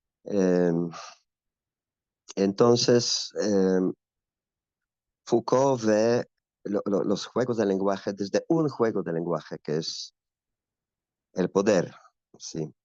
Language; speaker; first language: Spanish; non-native, fluent; Polish